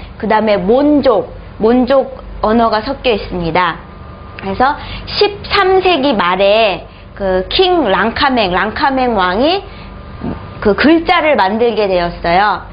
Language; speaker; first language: Korean; native; Korean